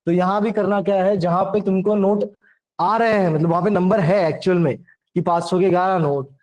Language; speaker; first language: Hindi; non-native, local second language; Marathi